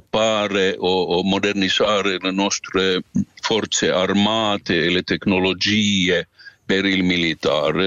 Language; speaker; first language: Italian; non-native, fluent; Finnish